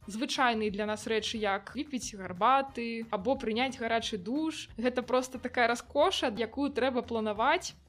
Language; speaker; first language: Belarusian; non-native, local second language; Russian